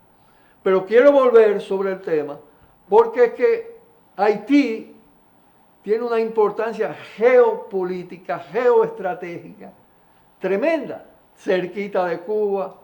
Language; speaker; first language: Spanish; native; Spanish